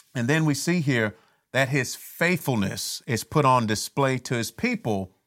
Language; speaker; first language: English; native; English